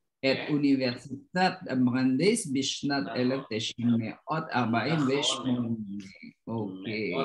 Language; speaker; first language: Hebrew; non-native, learner; Indonesian